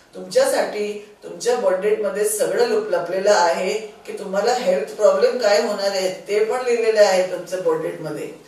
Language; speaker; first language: Marathi; non-native, local second language; Sindhi